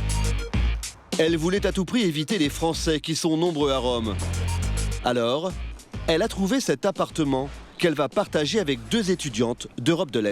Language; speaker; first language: French; native; French